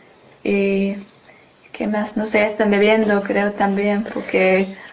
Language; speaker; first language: Spanish; non-native, learner; English